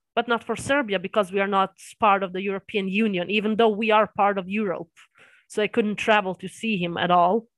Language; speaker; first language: English; early bilingual, other home language; Serbian